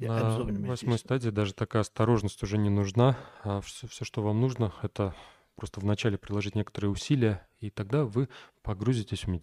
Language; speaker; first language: Russian; native; Russian